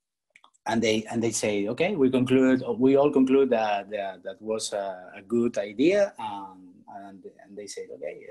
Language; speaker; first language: English; non-native, learner; Spanish